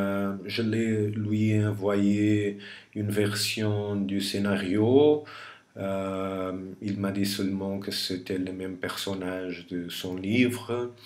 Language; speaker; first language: French; non-native, fluent; Portuguese